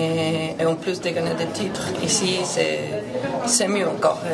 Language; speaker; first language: French; non-native, fluent; Spanish